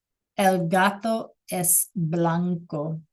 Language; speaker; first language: Spanish; non-native, fluent; English